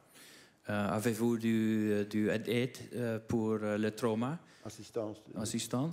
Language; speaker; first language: French; non-native, learner; Dutch